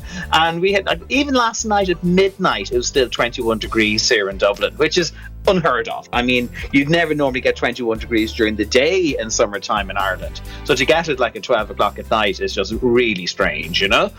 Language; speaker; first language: English; non-native, local second language; Irish